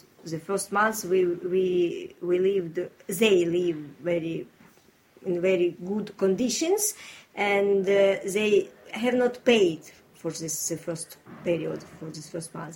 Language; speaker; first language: English; non-native, learner; Ukrainian